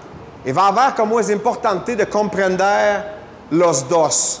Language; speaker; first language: Spanish; non-native, fluent; French